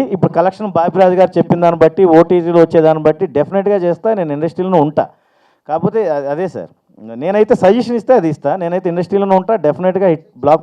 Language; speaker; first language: Telugu; native; Telugu